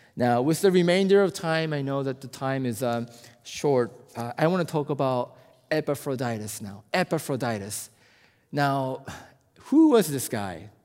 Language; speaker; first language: English; non-native, fluent; Japanese